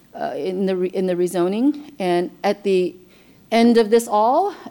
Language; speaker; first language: English; non-native, fluent; Chinese